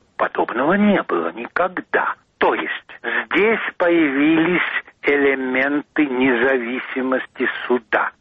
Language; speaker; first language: Russian; non-native, local second language; Georgian